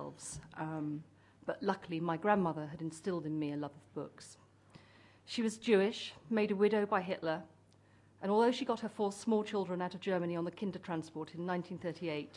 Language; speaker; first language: English; native; English